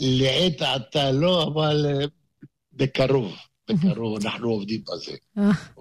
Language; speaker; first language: Hebrew; non-native, fluent; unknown